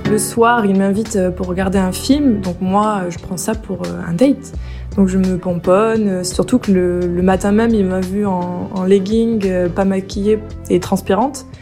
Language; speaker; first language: French; native; French